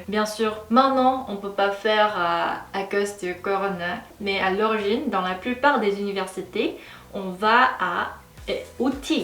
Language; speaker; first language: French; non-native, fluent; Korean